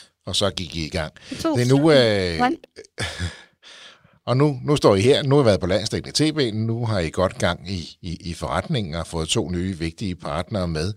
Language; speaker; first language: Danish; native; Danish